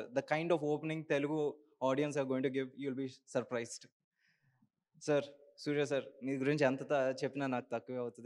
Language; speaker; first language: Telugu; native; Telugu